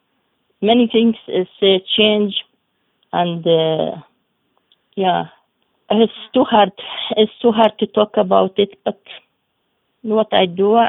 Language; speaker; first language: English; non-native, learner; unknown